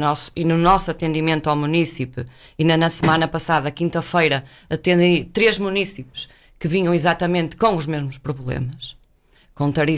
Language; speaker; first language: Portuguese; native; Portuguese